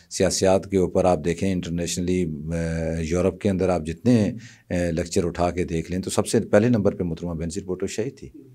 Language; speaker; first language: Urdu; non-native, local second language; Punjabi